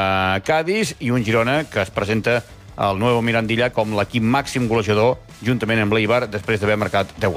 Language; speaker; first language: Catalan; native; Catalan